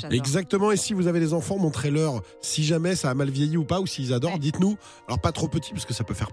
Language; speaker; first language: French; native; French